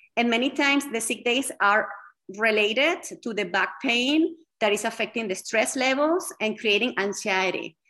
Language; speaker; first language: English; non-native, fluent; Spanish